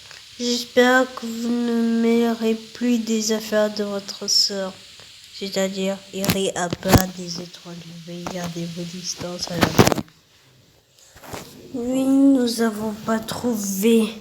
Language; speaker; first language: French; native; French